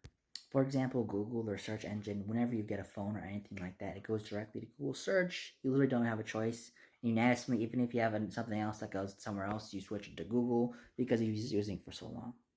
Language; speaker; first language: English; native; English